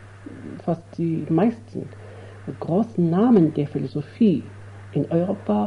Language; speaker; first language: German; non-native, fluent; Arabic